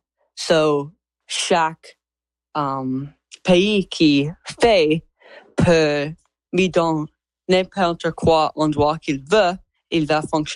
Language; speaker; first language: French; non-native, local second language; English